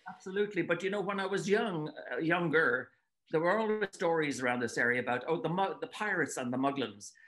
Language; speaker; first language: English; native; English